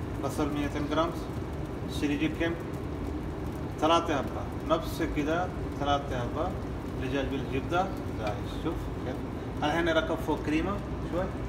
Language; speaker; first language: Arabic; non-native, learner; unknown